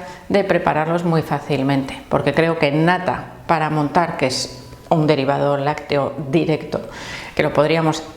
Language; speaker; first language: Spanish; native; Spanish